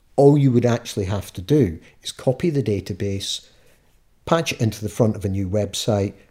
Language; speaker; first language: English; native; English